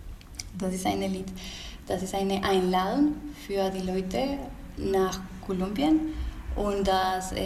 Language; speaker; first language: German; non-native, learner; Spanish